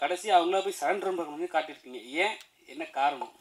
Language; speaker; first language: Tamil; native; Tamil